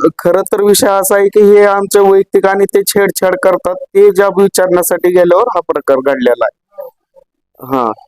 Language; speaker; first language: Marathi; native; Marathi